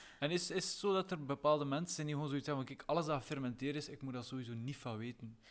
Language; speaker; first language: Dutch; native; Dutch